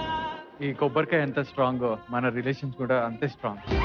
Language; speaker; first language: Telugu; native; Telugu